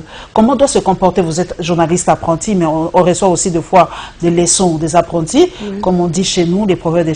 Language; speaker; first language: French; non-native, local second language; Lingala